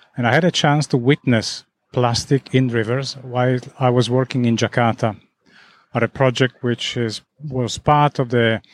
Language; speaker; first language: English; non-native, fluent; Italian